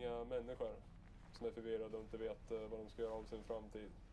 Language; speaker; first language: Swedish; native; Swedish